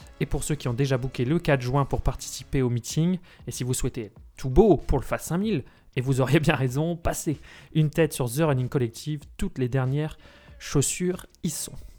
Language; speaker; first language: French; native; French